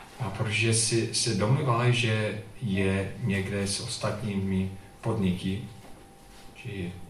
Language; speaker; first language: Czech; non-native, fluent; English